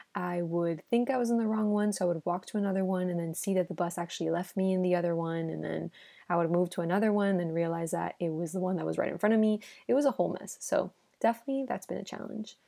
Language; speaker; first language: English; early bilingual, other home language; Spanish